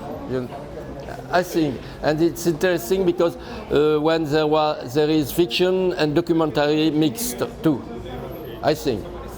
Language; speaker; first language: English; non-native, fluent; French